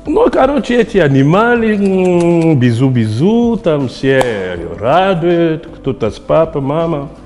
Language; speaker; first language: Russian; non-native, fluent; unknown